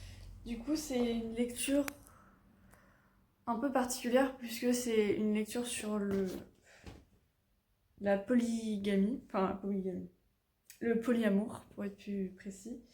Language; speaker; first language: French; native; French